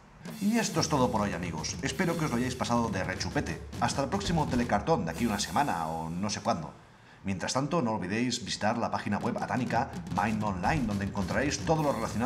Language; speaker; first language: Spanish; native; Spanish